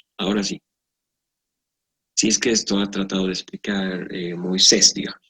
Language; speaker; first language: Spanish; native; Spanish